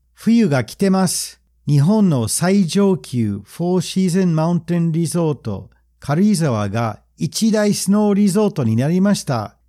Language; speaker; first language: Japanese; non-native, fluent; English